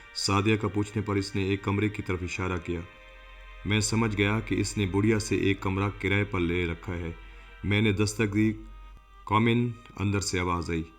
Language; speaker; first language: Urdu; non-native, local second language; Sindhi